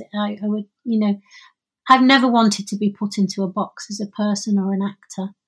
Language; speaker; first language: English; native; English